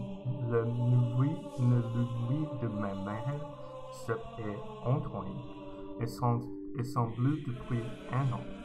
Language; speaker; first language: French; non-native, learner; Chinese